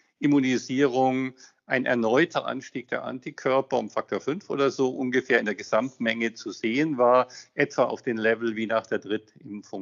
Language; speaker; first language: German; native; German